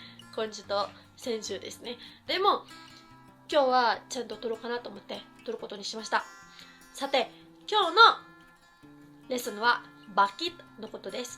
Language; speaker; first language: Japanese; non-native, fluent; Filipino